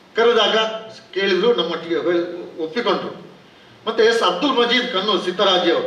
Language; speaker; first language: Kannada; non-native, local second language; Malayalam